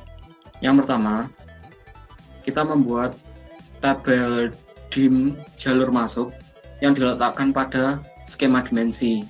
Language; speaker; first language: Indonesian; native; Indonesian